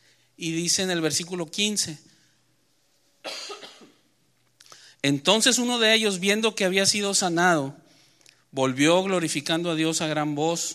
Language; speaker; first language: Spanish; native; Spanish